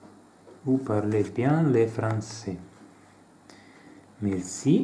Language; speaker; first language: French; non-native, learner; Italian